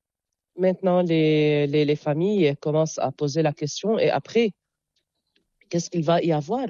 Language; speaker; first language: French; non-native, local second language; Arabic